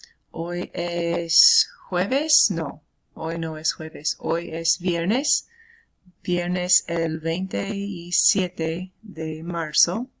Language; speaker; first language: Spanish; non-native, fluent; English